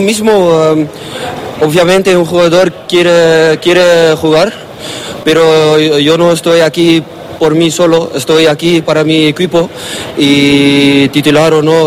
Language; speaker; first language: Spanish; non-native, learner; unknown